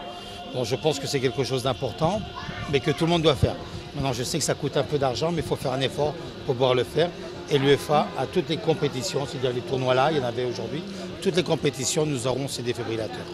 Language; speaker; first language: French; native; French